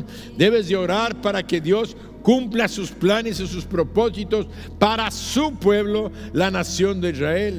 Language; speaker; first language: Spanish; native; Spanish